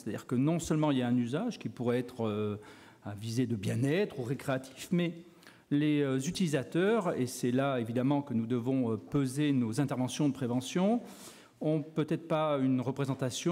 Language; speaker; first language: French; native; French